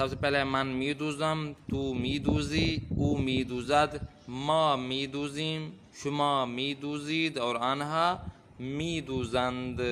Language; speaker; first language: Persian; non-native, fluent; Urdu